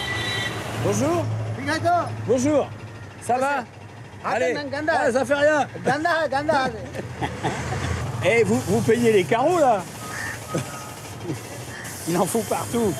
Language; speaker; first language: French; native; French